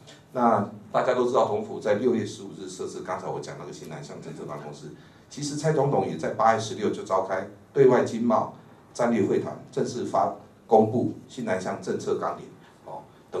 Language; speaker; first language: Chinese; native; Chinese